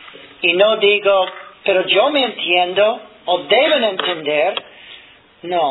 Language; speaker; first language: Spanish; non-native, fluent; English